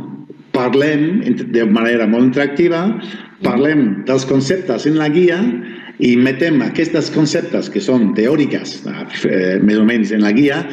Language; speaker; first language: Catalan; non-native, fluent; Spanish